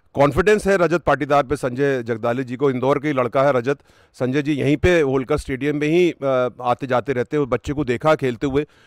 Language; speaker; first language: Hindi; native; Hindi